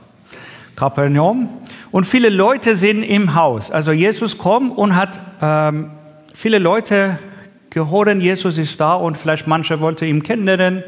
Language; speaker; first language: German; non-native, learner; Persian